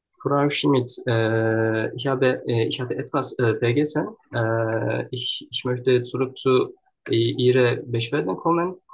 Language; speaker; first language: German; non-native, learner; Turkish